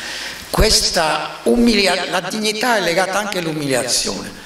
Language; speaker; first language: Italian; native; Italian